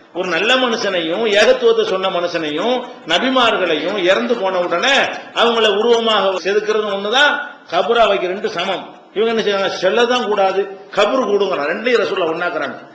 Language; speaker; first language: Tamil; native; Tamil